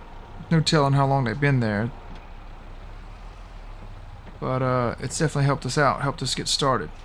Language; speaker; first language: English; native; English